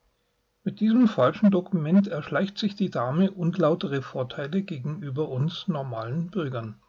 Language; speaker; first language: German; native; German